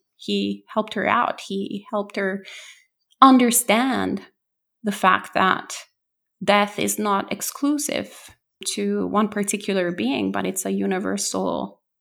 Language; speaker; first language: English; non-native, fluent; Italian